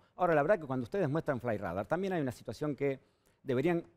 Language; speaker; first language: Spanish; native; Spanish